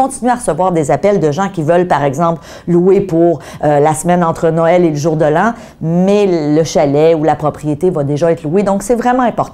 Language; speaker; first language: French; native; French